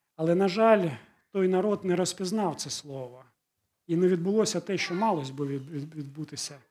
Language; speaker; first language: Ukrainian; non-native, local second language; Russian